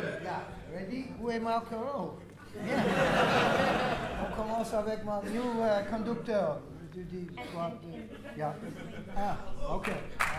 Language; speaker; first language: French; non-native, learner; English